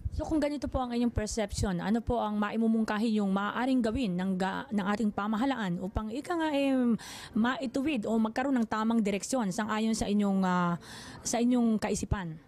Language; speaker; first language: Filipino; native; Filipino